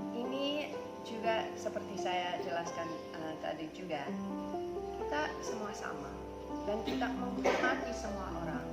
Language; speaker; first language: Indonesian; non-native, fluent; English